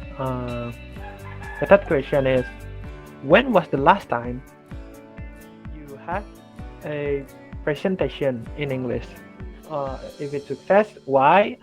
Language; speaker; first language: English; non-native, learner; Indonesian